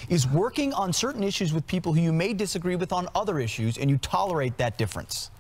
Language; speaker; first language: English; native; English